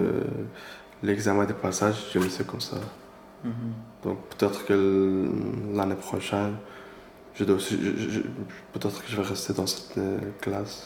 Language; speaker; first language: French; non-native, learner; Persian